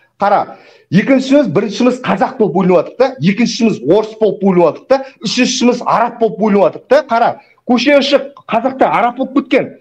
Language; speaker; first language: Kazakh; native; Kazakh